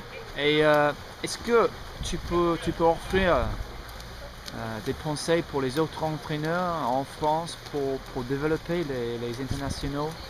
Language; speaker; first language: French; non-native, learner; English